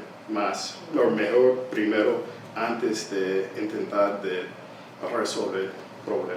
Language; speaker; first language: Spanish; early bilingual, heritage; English